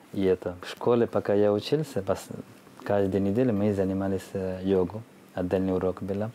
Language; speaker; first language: Russian; non-native, fluent; Telugu